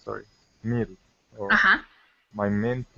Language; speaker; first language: English; non-native, learner; Arabic